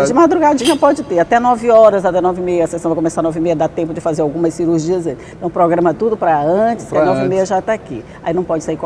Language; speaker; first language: Portuguese; native; Portuguese